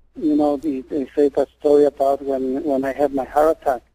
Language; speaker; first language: English; non-native, fluent; Spanish